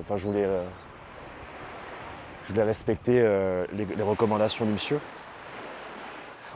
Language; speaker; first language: French; native; French